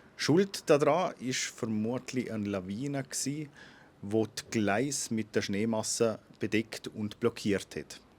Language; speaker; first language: German; native; German